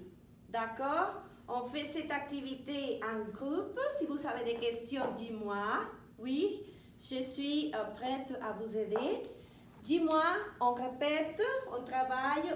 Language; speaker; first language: French; non-native, fluent; Spanish